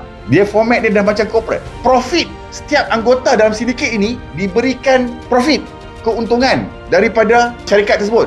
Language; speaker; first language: Malay; native; Malay